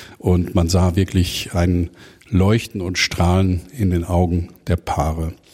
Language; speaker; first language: German; native; German